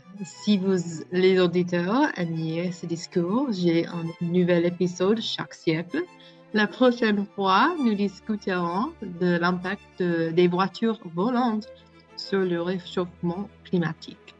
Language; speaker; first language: French; non-native, learner; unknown